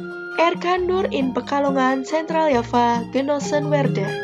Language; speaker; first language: German; non-native, fluent; Indonesian